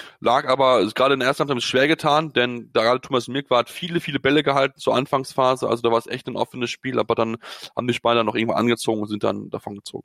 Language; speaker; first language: German; native; German